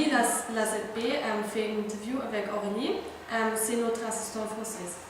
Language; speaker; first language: French; non-native, learner; German